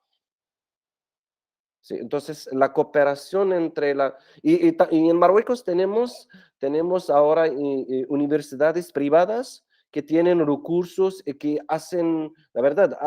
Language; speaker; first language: Spanish; non-native, fluent; Arabic